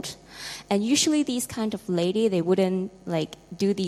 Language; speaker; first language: English; non-native, local second language; Cantonese